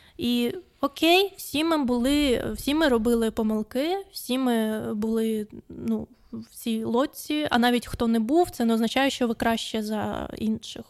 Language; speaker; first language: Ukrainian; non-native, local second language; Russian